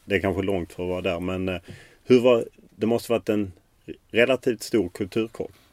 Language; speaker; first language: Swedish; native; Swedish